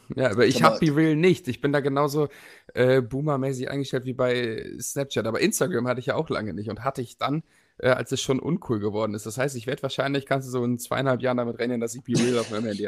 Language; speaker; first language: German; native; German